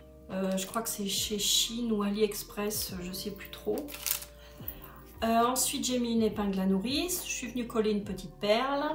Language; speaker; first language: French; native; French